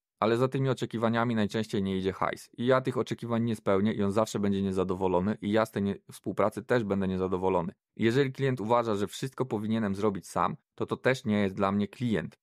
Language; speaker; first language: Polish; native; Polish